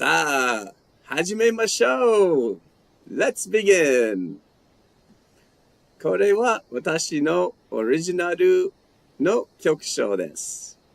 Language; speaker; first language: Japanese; non-native, learner; English